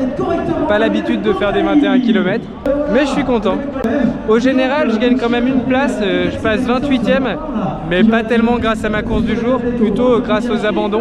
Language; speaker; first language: French; native; French